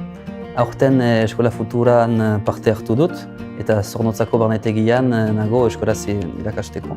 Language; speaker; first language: Basque; non-native, local second language; French